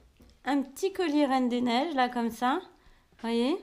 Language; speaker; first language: French; native; French